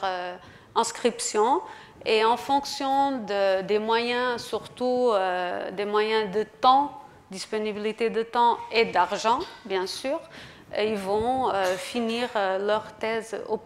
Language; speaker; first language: French; non-native, fluent; Portuguese